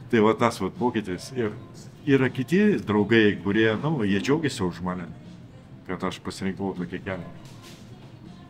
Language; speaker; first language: Lithuanian; non-native, local second language; Russian